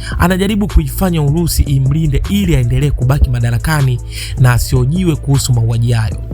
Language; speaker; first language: Swahili; native; Swahili